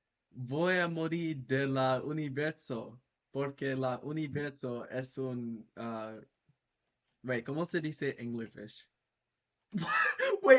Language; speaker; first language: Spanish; non-native, learner; English